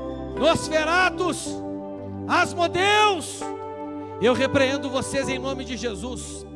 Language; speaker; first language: Portuguese; native; Portuguese